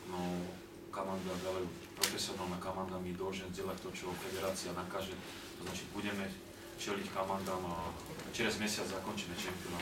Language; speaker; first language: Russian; non-native, learner; Slovak